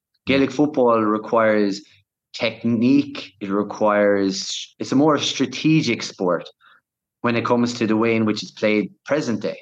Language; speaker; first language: English; native; English